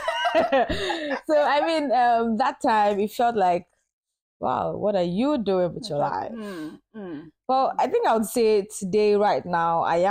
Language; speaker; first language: English; non-native, local second language; Yoruba